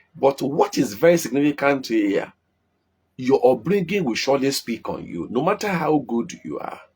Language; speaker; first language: English; non-native, local second language; Yoruba